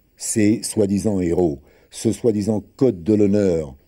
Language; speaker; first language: French; early bilingual, other home language; Italian